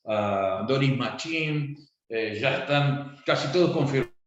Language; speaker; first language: Spanish; native; Spanish